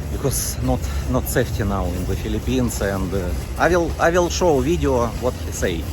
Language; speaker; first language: English; non-native, learner; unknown